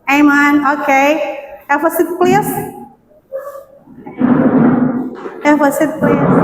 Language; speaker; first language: English; non-native, learner; Indonesian